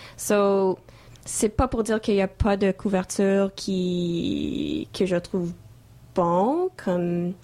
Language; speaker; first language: French; non-native, fluent; English